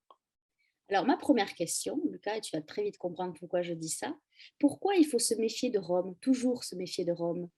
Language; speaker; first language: French; native; French